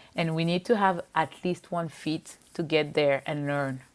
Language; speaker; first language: English; non-native, fluent; French